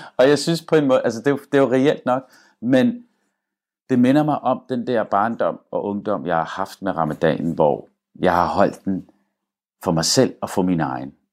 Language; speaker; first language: Danish; early bilingual, other home language; Arabic